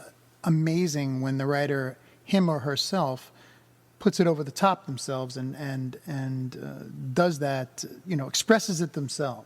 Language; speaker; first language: English; native; English